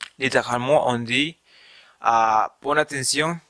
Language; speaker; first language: French; non-native, learner; Spanish